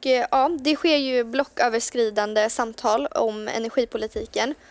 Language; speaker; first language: Swedish; native; Swedish